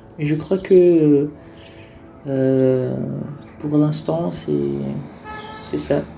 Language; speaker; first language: French; non-native, fluent; Portuguese